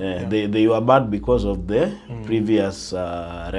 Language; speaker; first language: English; non-native, local second language; Swahili